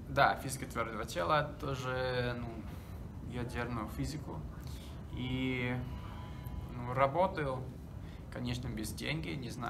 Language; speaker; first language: Russian; non-native, learner; English